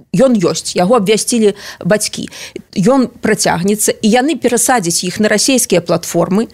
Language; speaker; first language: Belarusian; non-native, local second language; Russian